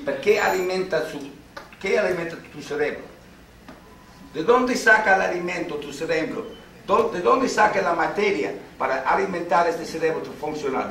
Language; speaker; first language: Spanish; non-native, fluent; English